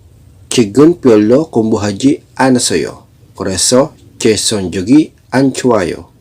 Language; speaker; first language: Korean; non-native, learner; Filipino